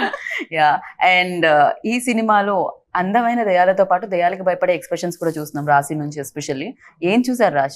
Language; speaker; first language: Telugu; native; Telugu